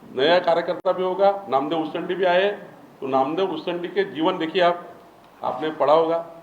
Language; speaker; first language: Hindi; non-native, local second language; Marathi